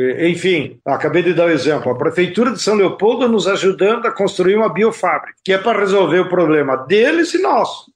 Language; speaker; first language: Portuguese; native; Portuguese